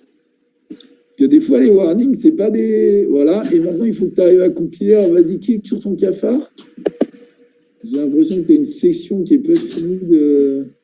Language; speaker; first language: French; native; French